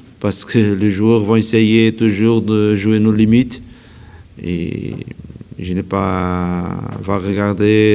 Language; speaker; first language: French; non-native, learner; Portuguese